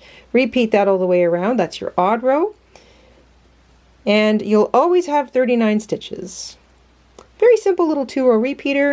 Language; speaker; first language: English; native; English